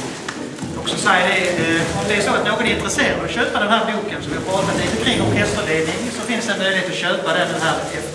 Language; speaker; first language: Swedish; native; Swedish